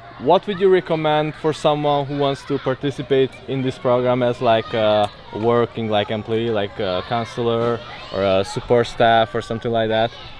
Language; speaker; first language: English; non-native, fluent; Hungarian